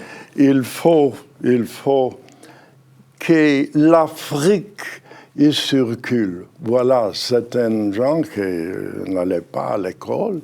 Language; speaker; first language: French; non-native, fluent; Hebrew